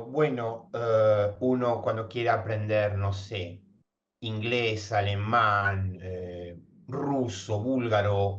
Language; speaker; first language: Spanish; native; Spanish